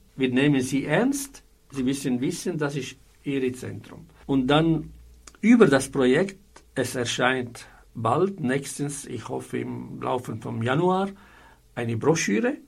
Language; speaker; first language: German; non-native, fluent; Arabic